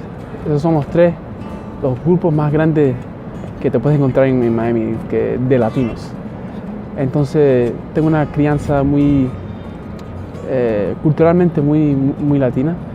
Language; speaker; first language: Spanish; early bilingual, heritage; Spanish